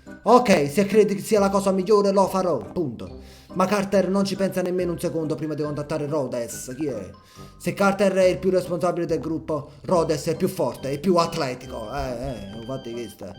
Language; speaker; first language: Italian; native; Italian